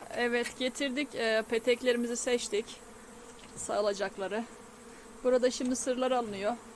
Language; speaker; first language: Turkish; native; Turkish